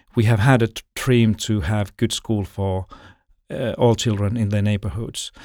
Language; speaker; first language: English; non-native, fluent; Finnish